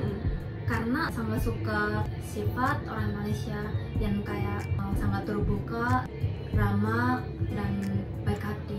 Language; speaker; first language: Indonesian; non-native, fluent; Japanese